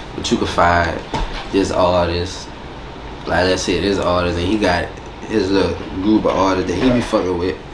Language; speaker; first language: English; native; English